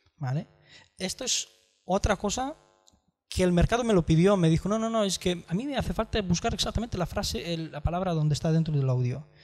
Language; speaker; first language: Spanish; non-native, fluent; Romanian